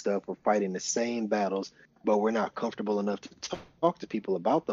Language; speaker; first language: English; native; English